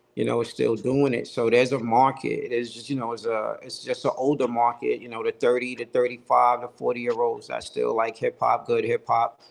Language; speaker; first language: English; native; English